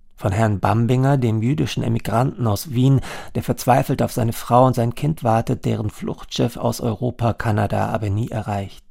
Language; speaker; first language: German; native; German